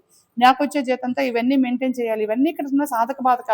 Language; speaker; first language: Telugu; native; Telugu